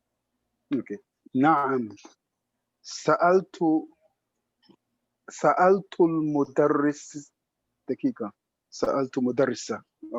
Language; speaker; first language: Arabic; non-native, learner; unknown